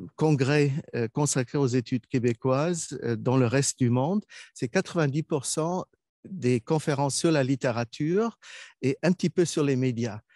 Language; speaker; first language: French; non-native, fluent; German